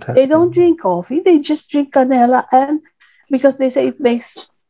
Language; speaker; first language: English; non-native, local second language; Cebuano